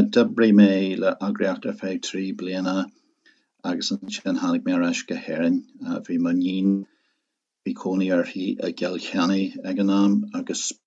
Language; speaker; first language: Irish; non-native, local second language; English